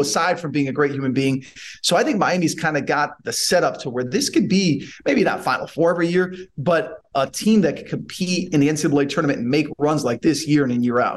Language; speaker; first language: English; native; English